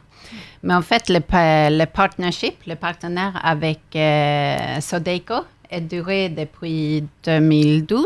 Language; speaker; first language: French; non-native, fluent; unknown